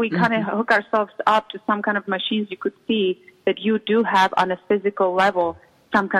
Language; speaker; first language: English; non-native, fluent; Czech